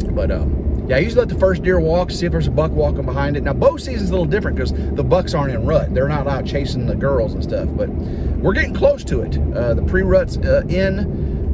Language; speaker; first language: English; native; English